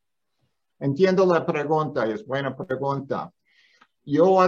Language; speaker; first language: Spanish; non-native, fluent; English